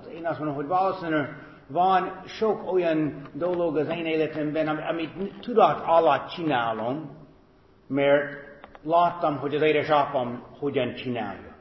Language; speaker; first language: Hungarian; non-native, fluent; English